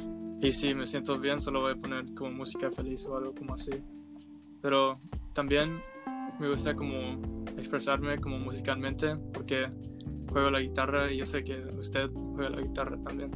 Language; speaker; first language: Spanish; non-native, learner; English